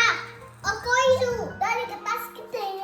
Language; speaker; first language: Japanese; non-native, learner; Mizo